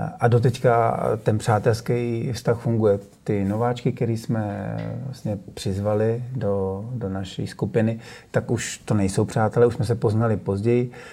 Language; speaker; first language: Czech; native; Czech